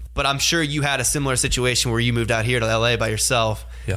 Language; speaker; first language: English; native; English